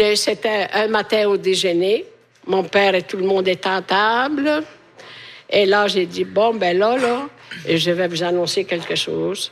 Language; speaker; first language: French; non-native, fluent; Italian